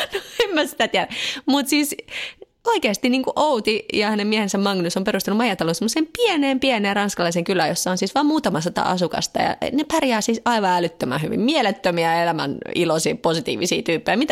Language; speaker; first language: Finnish; native; Finnish